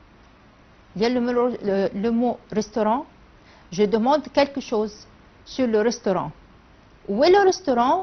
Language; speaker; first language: French; non-native, fluent; Arabic